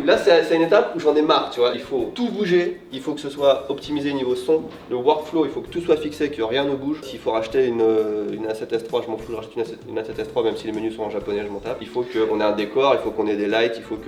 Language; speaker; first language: French; native; French